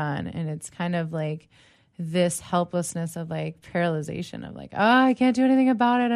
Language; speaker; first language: English; native; English